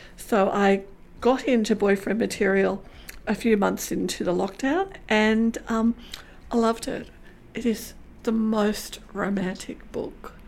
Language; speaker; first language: English; native; English